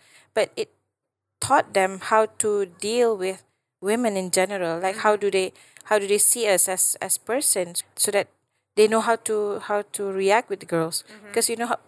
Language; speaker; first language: English; non-native, local second language; Malay